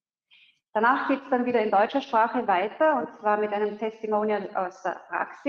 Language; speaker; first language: German; native; German